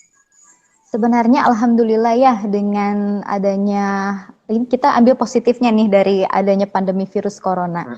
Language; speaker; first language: Indonesian; native; Indonesian